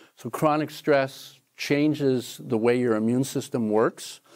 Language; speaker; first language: English; native; English